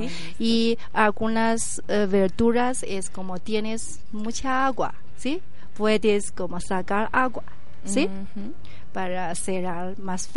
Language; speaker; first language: Spanish; non-native, learner; Chinese